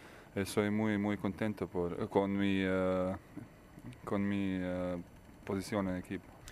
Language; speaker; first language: Spanish; non-native, learner; Bosnian